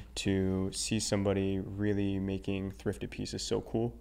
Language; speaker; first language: English; native; English